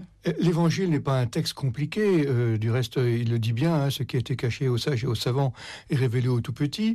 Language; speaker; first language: French; native; French